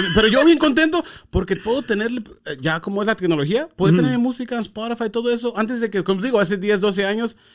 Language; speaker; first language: Spanish; early bilingual, heritage; Spanish